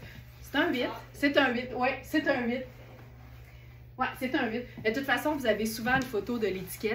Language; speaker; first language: French; native; French